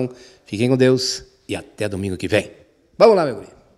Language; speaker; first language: Portuguese; native; Portuguese